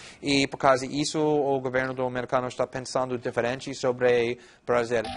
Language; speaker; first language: Portuguese; non-native, fluent; English